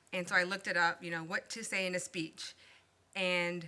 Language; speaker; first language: English; native; English